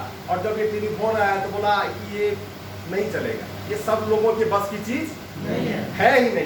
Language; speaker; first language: Hindi; native; Hindi